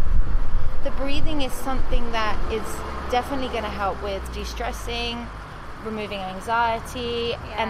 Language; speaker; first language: English; native; English